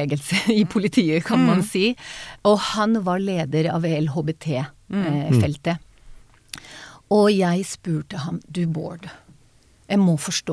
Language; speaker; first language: Norwegian; non-native, fluent; Hebrew